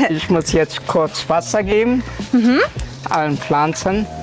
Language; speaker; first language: German; early bilingual, other home language; Turkish